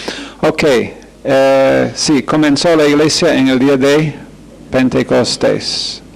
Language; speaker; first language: Spanish; non-native, fluent; English